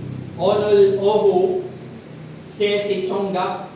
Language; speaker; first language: Korean; non-native, fluent; Filipino